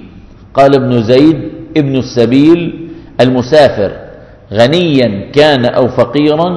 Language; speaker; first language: Arabic; native; Arabic